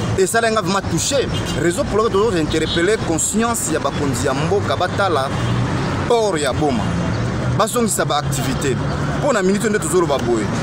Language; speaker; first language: Lingala; non-native, local second language; Kongo